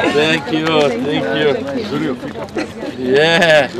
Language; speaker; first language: English; non-native, learner; Portuguese